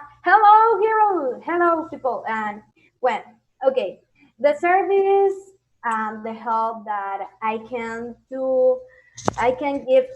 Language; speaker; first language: English; non-native, learner; Spanish